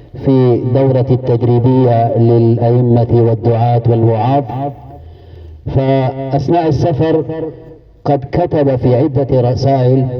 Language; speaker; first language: Arabic; non-native, fluent; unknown